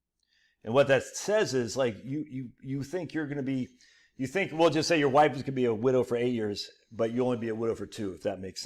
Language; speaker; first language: English; native; English